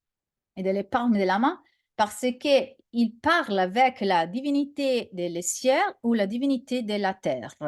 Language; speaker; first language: French; non-native, learner; Italian